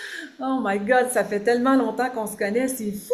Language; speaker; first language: French; native; French